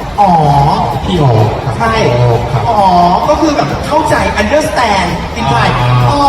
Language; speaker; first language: Thai; native; Thai